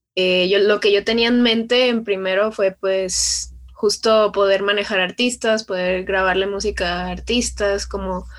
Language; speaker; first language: Spanish; native; Spanish